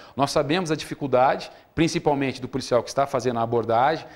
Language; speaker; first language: Portuguese; native; Portuguese